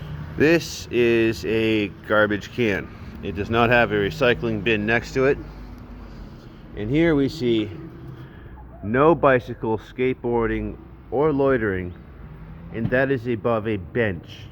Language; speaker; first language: English; native; English